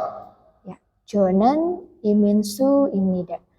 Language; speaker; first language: Korean; non-native, fluent; Indonesian